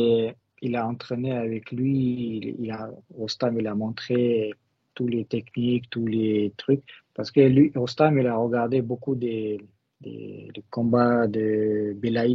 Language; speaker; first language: French; non-native, learner; Russian